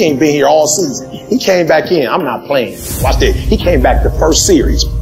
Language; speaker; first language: English; native; English